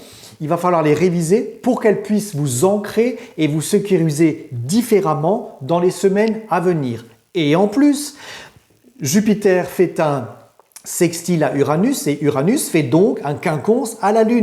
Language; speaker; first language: French; native; French